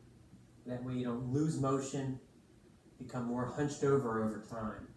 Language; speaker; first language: English; native; English